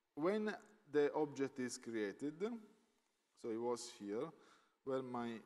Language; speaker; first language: English; non-native, fluent; Italian